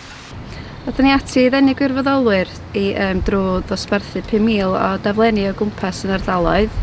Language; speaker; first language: Welsh; native; Welsh